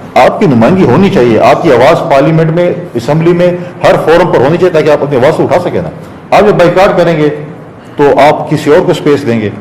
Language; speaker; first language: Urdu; non-native, local second language; Saraiki